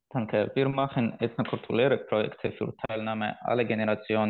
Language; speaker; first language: German; non-native, fluent; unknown